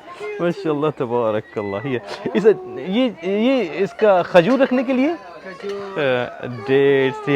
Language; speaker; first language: Hindi; non-native, local second language; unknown